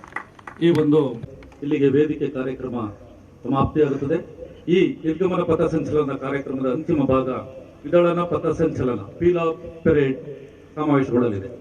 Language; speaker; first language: Kannada; native; Kannada